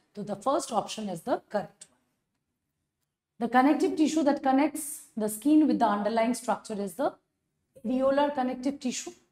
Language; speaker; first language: English; non-native, local second language; Assamese